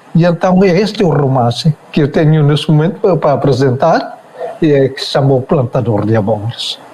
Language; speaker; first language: Portuguese; non-native, local second language; Tetum